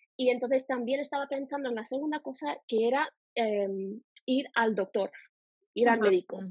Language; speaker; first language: Spanish; non-native, fluent; English